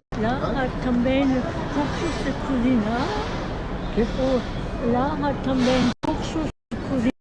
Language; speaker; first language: Portuguese; non-native, learner; German